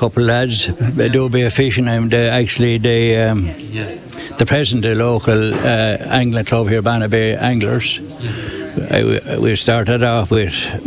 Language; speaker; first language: English; native; English